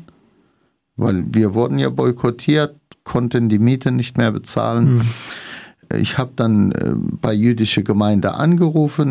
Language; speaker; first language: German; non-native, fluent; Arabic